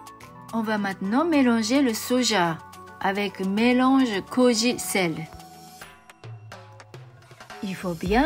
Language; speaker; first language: French; non-native, fluent; Japanese